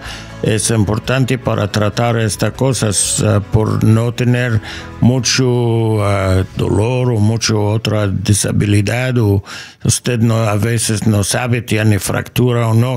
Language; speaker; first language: Spanish; non-native, learner; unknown